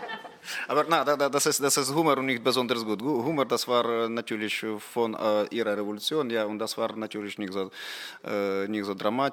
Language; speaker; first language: German; non-native, fluent; Ukrainian